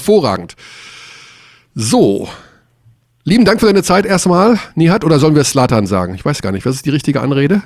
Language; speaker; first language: German; native; German